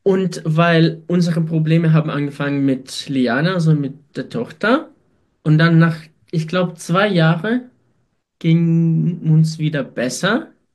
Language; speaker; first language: German; non-native, fluent; Ukrainian